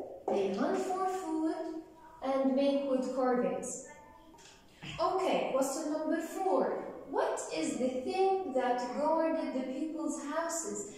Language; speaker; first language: English; non-native, fluent; Arabic